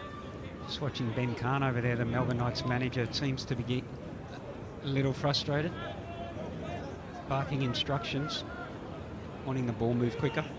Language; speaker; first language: English; native; English